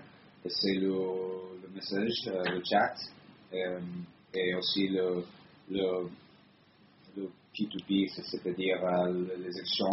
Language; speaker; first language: French; non-native, fluent; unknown